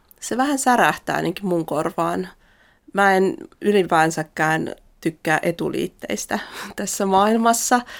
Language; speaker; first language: Finnish; early bilingual, other home language; Russian